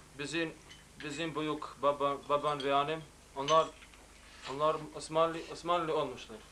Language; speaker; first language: Turkish; non-native, learner; Bosnian